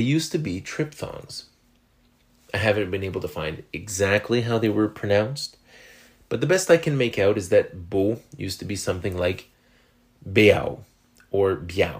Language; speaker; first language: English; non-native, fluent; French